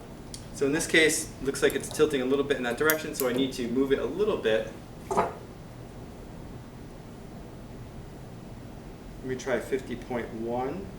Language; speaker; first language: English; native; English